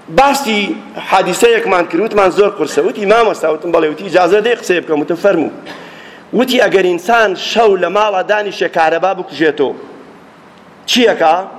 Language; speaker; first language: Central Kurdish; native; Central Kurdish